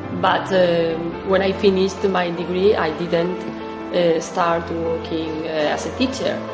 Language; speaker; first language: English; non-native, fluent; Spanish